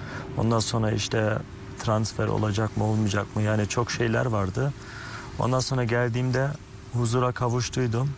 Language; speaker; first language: Turkish; early bilingual, heritage; Turkish